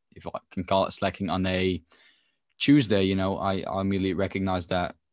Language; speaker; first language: English; non-native, fluent; Dutch